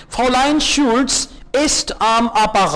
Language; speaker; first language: German; non-native, fluent; Urdu